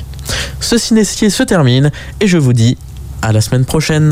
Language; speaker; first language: French; native; French